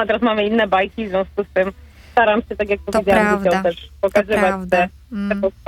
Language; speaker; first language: Polish; native; Polish